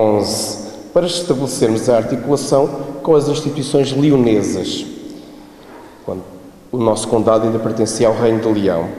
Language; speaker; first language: Portuguese; native; Portuguese